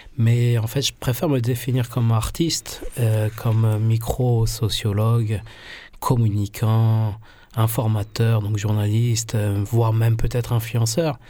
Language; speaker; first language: French; non-native, fluent; Spanish